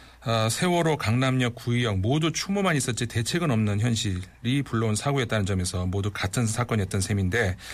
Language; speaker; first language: Korean; native; Korean